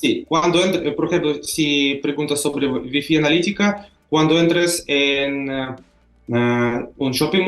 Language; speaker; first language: Spanish; non-native, fluent; Russian